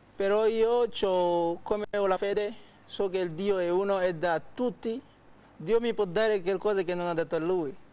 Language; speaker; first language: Italian; non-native, fluent; Wolof